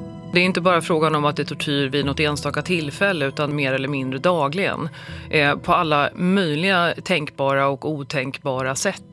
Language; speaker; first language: Swedish; native; Swedish